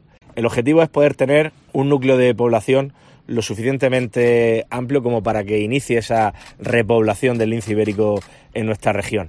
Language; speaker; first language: Spanish; native; Spanish